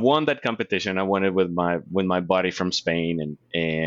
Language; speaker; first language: English; non-native, fluent; Spanish